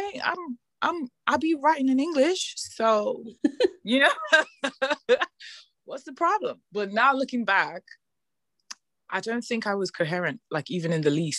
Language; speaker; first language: English; non-native, local second language; Yoruba